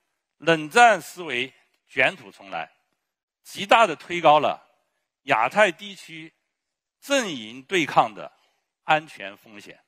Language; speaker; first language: Chinese; native; Chinese